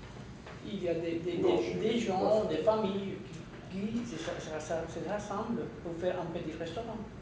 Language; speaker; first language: French; non-native, fluent; Spanish